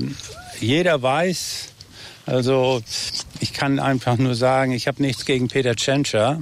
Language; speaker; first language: German; native; German